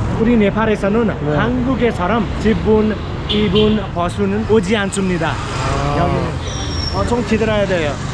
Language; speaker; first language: Korean; non-native, learner; Nepali